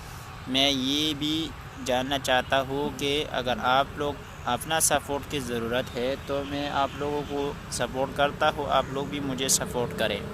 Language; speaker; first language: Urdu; non-native, local second language; Pashto